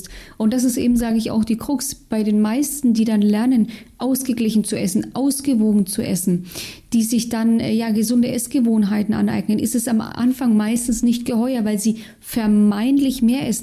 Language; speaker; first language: German; native; German